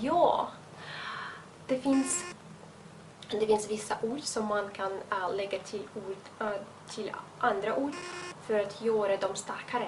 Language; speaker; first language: Swedish; non-native, fluent; Russian